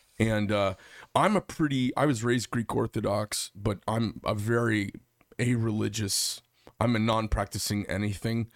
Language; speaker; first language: English; native; English